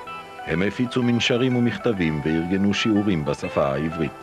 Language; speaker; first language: Hebrew; native; Hebrew